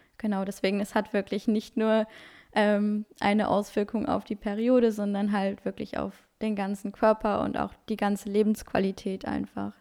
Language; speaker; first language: German; non-native, local second language; Luxembourgish